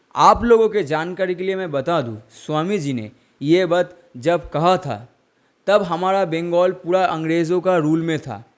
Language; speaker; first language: Hindi; non-native, local second language; Bangla